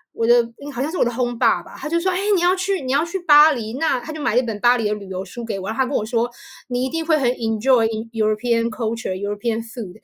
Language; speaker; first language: Chinese; native; Chinese